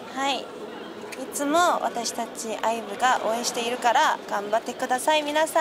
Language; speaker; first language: Japanese; non-native, learner; Korean